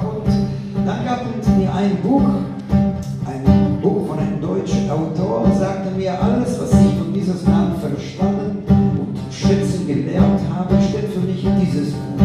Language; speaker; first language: German; non-native, fluent; Italian